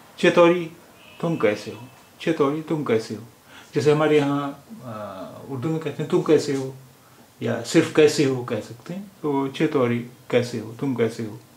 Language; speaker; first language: Urdu; native; Urdu